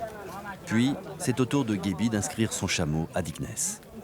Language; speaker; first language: French; native; French